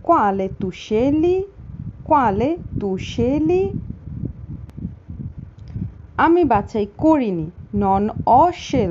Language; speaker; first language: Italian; non-native, fluent; Bangla